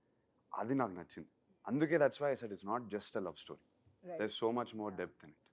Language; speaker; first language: Telugu; native; Telugu